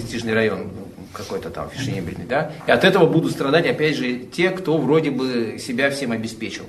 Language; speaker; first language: Russian; native; Russian